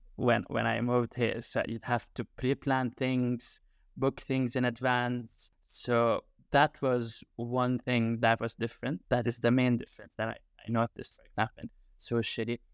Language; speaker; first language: English; non-native, fluent; Arabic